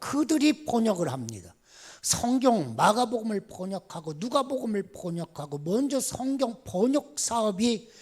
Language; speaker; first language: Korean; native; Korean